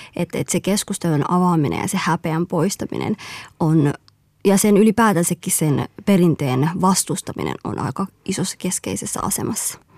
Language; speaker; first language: Finnish; early bilingual, other home language; Somali